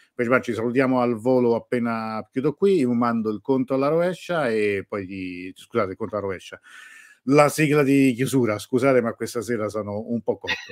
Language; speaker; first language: Italian; native; Italian